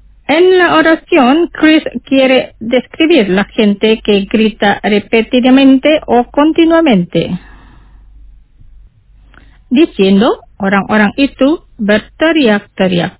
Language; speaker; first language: Spanish; non-native, fluent; Indonesian